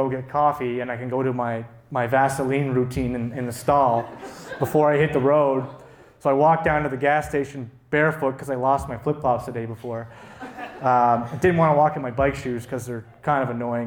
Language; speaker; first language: English; native; English